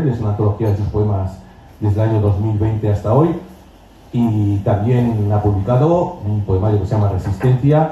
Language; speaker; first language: Spanish; native; Spanish